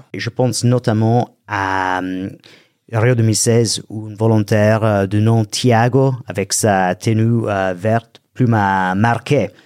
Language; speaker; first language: French; non-native, fluent; English